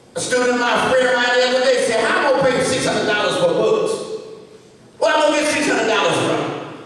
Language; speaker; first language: English; native; English